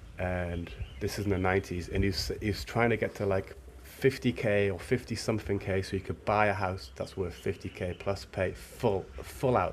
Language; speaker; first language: English; native; English